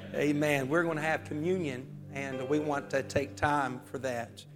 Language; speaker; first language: English; native; English